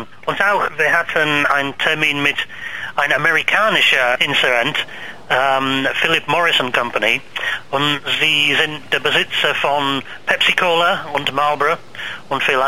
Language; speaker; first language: German; non-native, learner; English